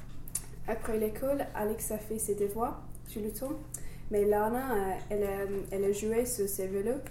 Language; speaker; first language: French; non-native, learner; English